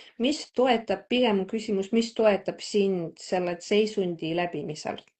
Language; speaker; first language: Estonian; non-native, local second language; Russian